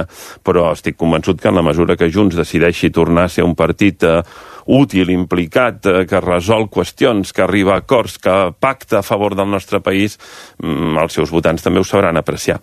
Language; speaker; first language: Catalan; native; Catalan